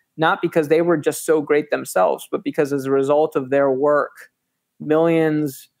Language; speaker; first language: English; native; English